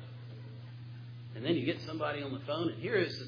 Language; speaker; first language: English; native; English